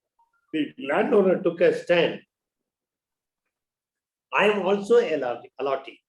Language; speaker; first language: English; non-native, local second language; Tamil